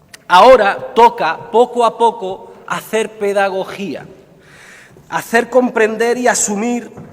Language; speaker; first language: Spanish; native; Spanish